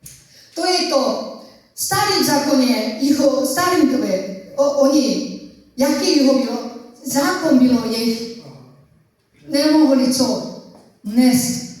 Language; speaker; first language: Czech; non-native, learner; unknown